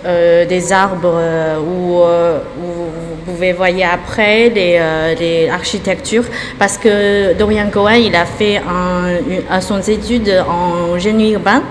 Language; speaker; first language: French; non-native, fluent; Chinese